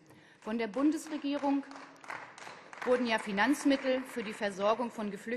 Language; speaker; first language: German; native; German